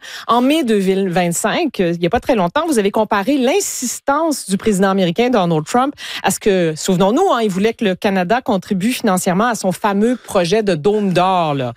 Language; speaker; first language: French; native; French